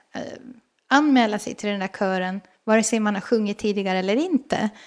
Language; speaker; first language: Swedish; native; Swedish